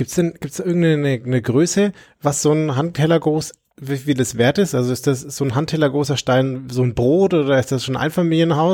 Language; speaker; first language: German; native; German